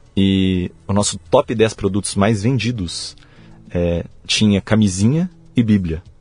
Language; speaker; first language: Portuguese; native; Portuguese